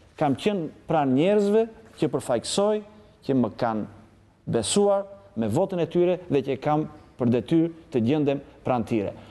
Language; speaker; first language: Albanian; non-native, local second language; Greek